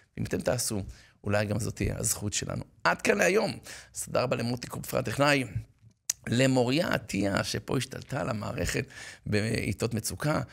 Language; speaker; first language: Hebrew; native; Hebrew